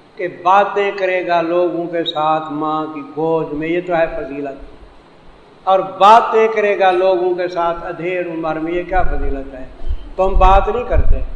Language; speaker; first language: Urdu; non-native, local second language; Saraiki